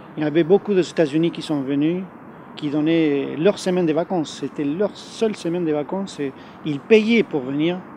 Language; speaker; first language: French; non-native, fluent; Spanish